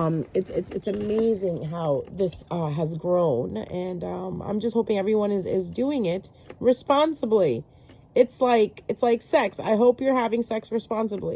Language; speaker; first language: English; native; English